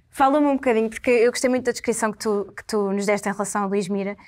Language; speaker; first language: Portuguese; native; Portuguese